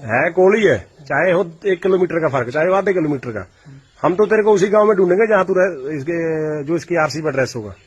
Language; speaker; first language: Hindi; non-native, local second language; Punjabi